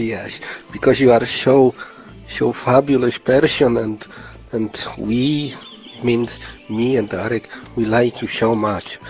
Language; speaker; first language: English; non-native, learner; Polish